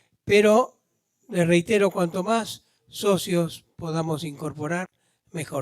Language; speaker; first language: Spanish; native; Spanish